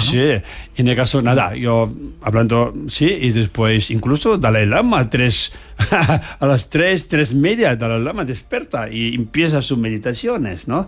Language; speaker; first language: Spanish; non-native, learner; Tibetan